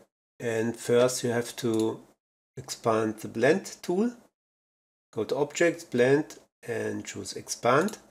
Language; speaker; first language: English; non-native, fluent; German